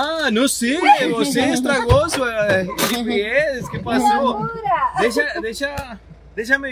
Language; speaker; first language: Portuguese; non-native, learner; Spanish